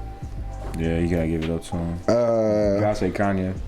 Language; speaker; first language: English; native; English